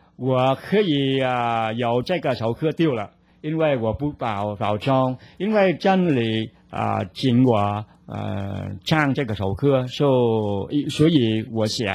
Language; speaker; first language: Chinese; non-native, learner; Vietnamese